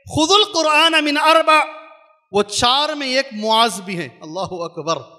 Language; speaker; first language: Urdu; native; Urdu